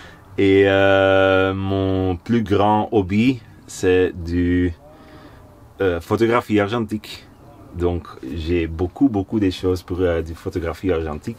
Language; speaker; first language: French; non-native, local second language; Dutch